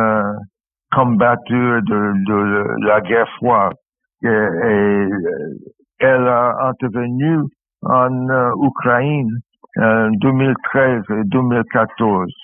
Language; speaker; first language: French; non-native, fluent; English